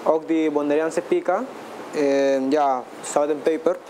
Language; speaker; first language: Dutch; non-native, learner; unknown